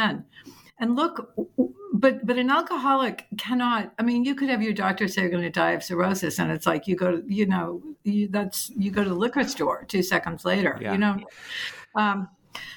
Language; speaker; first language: English; native; English